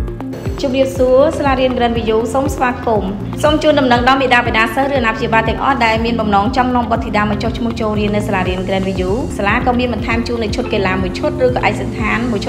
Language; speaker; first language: Khmer; native; Khmer